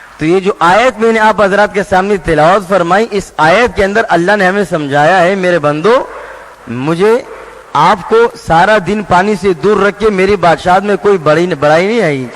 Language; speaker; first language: Urdu; non-native, local second language; Pashto